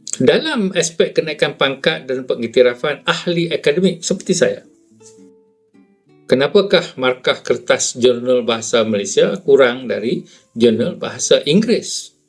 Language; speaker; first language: Malay; native; Malay